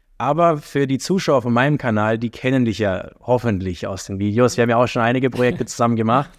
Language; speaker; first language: German; native; German